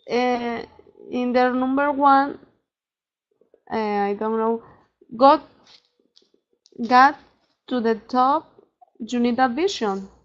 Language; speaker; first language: English; non-native, learner; Spanish